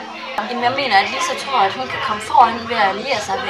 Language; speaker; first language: Danish; native; Danish